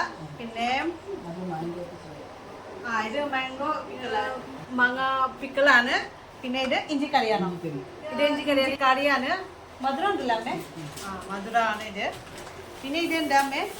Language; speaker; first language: Malayalam; non-native, learner; Bodo